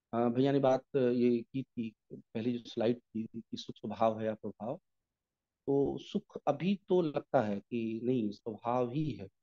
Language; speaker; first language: Hindi; native; Hindi